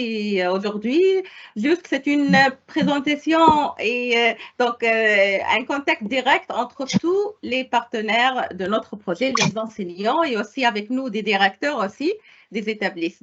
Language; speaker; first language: French; non-native, local second language; Arabic